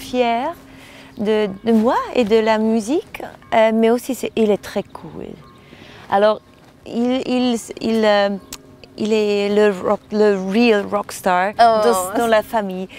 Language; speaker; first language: French; non-native, learner; German